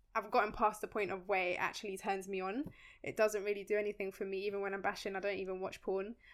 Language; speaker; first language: English; early bilingual, other home language; Spanish